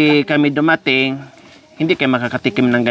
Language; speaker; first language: Filipino; native; Filipino